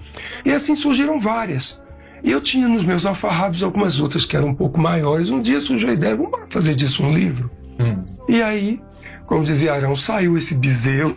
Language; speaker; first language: Portuguese; native; Portuguese